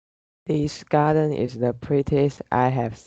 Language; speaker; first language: English; non-native, learner; Chinese